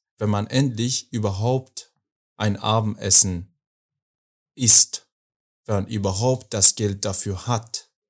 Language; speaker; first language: German; non-native, fluent; Persian